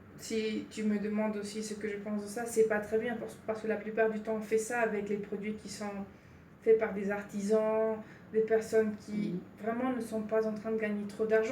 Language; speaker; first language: French; non-native, fluent; Spanish